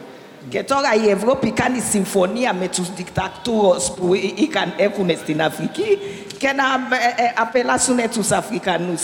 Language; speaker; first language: Greek; non-native, learner; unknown